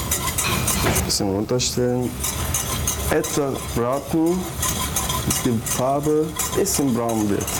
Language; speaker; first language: German; non-native, learner; Turkish